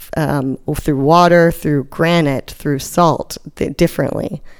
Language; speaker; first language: English; native; English